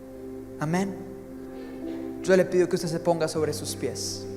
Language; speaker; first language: Spanish; native; Spanish